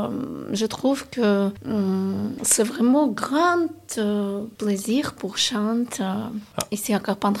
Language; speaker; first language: French; non-native, learner; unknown